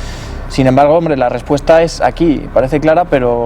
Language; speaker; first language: Spanish; native; Spanish